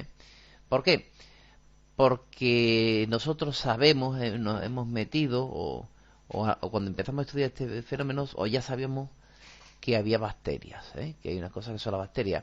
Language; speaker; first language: Spanish; native; Spanish